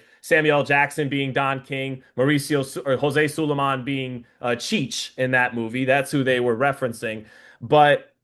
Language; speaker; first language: English; native; English